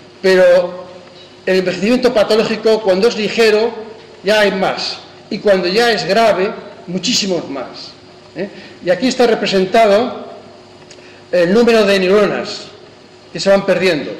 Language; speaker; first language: Spanish; native; Spanish